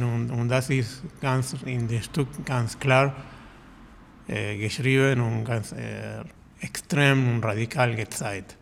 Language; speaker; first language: German; non-native, learner; Spanish